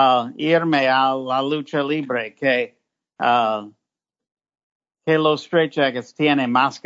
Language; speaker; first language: Spanish; non-native, fluent; English